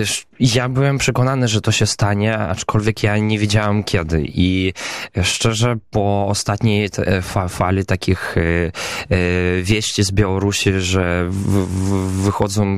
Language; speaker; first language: Polish; non-native, local second language; Belarusian